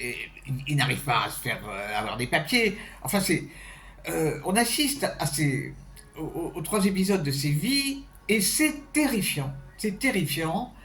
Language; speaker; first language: French; native; French